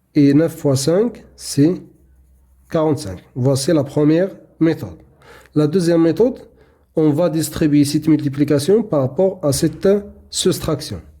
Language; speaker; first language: French; non-native, local second language; Arabic